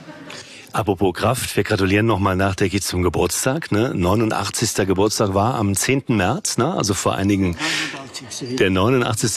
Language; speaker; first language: German; native; German